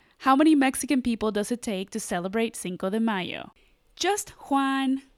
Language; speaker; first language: English; early bilingual, other home language; Spanish